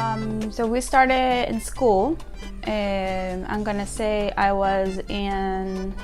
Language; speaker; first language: English; non-native, fluent; Spanish